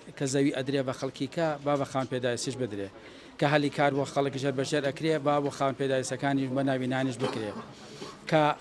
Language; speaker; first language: Central Kurdish; native; Central Kurdish